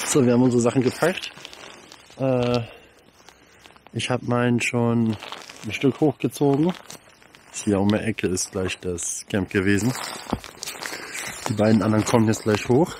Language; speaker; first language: German; native; German